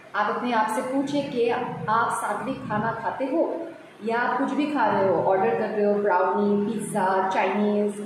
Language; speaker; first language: Hindi; non-native, local second language; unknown